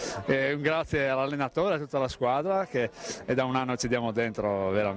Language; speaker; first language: Italian; native; Italian